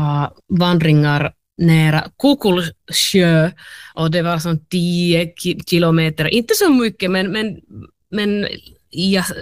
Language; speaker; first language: Swedish; non-native, local second language; Finnish